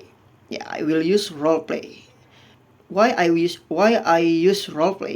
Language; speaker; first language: English; non-native, fluent; Indonesian